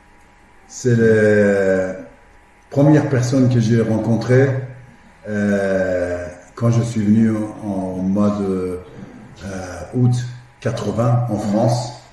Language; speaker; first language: French; non-native, fluent; Persian